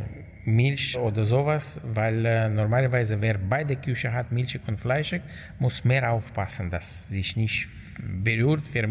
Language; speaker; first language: German; non-native, fluent; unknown